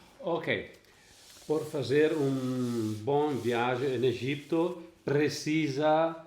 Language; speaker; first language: Portuguese; non-native, learner; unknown